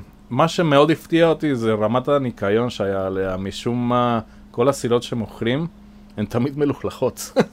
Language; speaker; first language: Hebrew; non-native, fluent; Spanish